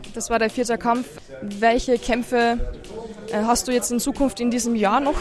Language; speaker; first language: German; native; German